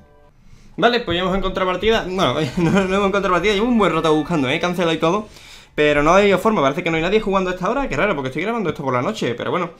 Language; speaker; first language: Spanish; native; Spanish